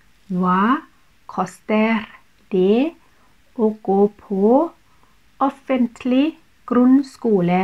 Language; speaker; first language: Norwegian; non-native, fluent; Thai